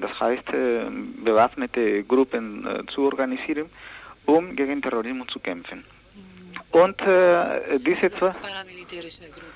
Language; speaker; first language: German; non-native, learner; Spanish